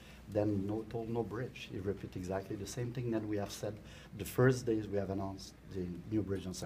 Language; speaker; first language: English; non-native, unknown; French